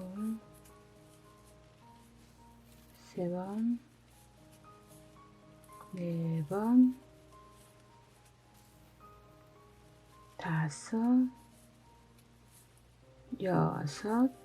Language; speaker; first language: Korean; native; Korean